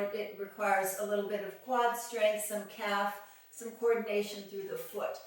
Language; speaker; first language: English; native; English